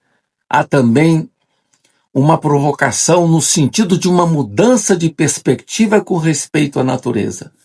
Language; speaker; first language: Portuguese; native; Portuguese